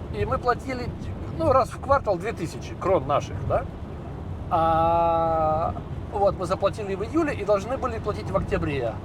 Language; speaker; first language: Russian; native; Russian